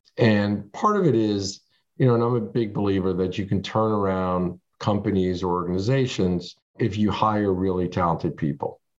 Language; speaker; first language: English; early bilingual, other home language; French